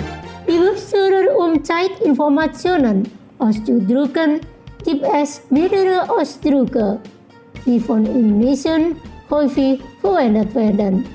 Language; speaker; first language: German; non-native, fluent; Indonesian